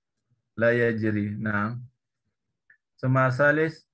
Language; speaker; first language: Arabic; non-native, learner; Indonesian